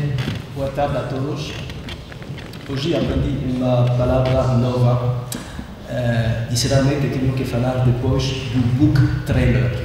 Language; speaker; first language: Portuguese; non-native, learner; French